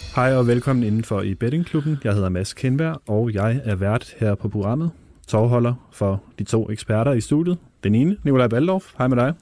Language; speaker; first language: Danish; native; Danish